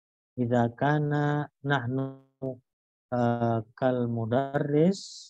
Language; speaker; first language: Arabic; non-native, learner; Indonesian